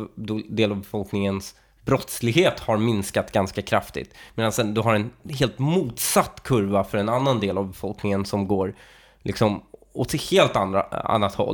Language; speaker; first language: Swedish; native; Swedish